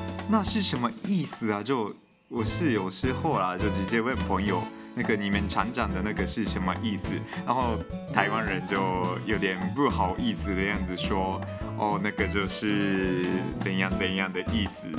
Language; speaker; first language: Chinese; non-native, fluent; Japanese